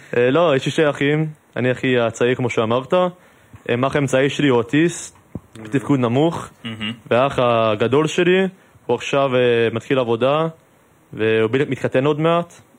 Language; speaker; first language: Hebrew; non-native, fluent; English